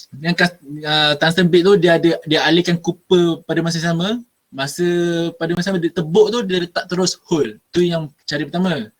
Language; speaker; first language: Malay; native; Malay